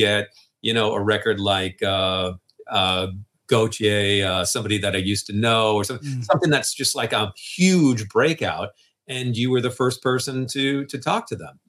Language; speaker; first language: English; native; English